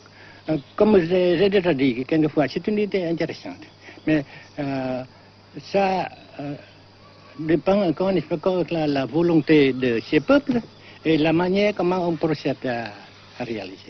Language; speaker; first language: French; non-native, local second language; Vietnamese